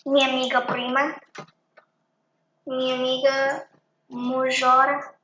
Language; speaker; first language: Spanish; non-native, learner; English